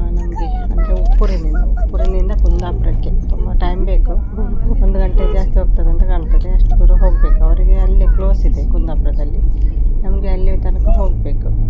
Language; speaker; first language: Kannada; non-native, local second language; Tulu